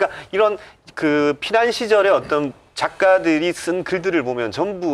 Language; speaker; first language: Korean; native; Korean